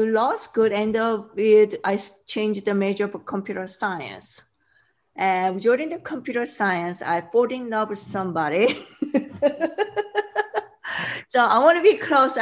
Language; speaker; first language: English; non-native, learner; Korean